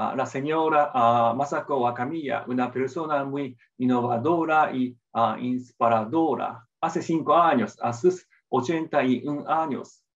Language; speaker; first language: Spanish; non-native, fluent; Japanese